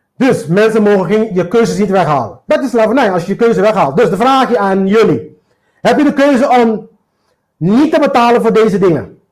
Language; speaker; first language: Dutch; non-native, local second language; Papiamento